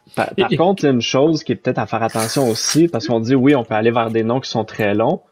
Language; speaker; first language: French; native; French